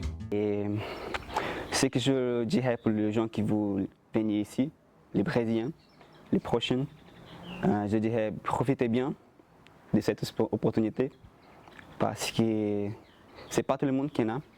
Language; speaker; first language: French; non-native, fluent; Portuguese